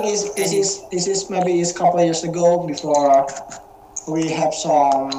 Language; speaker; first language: English; non-native, learner; Indonesian